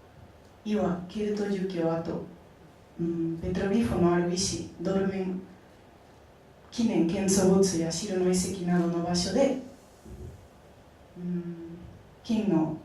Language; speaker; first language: Japanese; non-native, fluent; Spanish